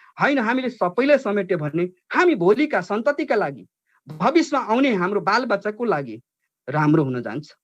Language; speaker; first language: Nepali; non-native, local second language; Dangaura Tharu